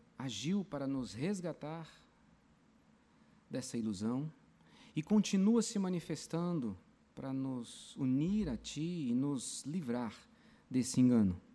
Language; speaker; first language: Portuguese; native; Portuguese